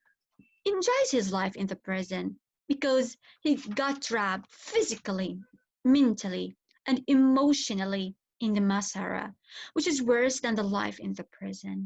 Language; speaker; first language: English; non-native, fluent; Arabic